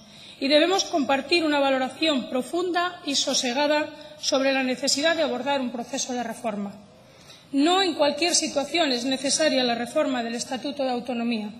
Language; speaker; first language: Spanish; native; Spanish